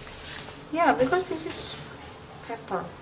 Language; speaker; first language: English; non-native, learner; Indonesian